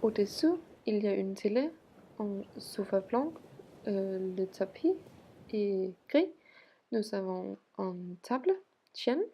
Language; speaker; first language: French; non-native, learner; Danish